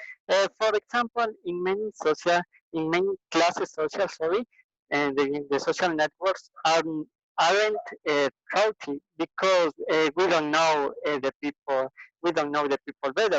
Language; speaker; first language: English; non-native, learner; Spanish